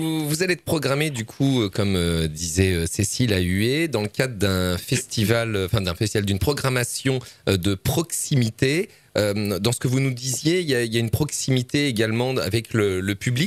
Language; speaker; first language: French; native; French